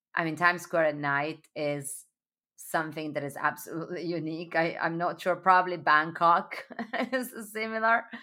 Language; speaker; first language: English; non-native, fluent; Italian